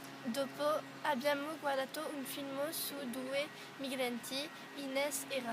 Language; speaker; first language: Italian; non-native, learner; French